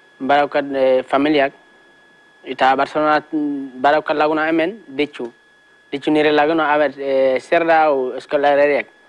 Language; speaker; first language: Basque; non-native, learner; Wolof